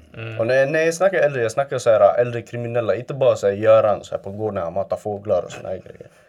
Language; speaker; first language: Swedish; early bilingual, other home language; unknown